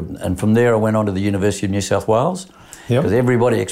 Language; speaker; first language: English; native; English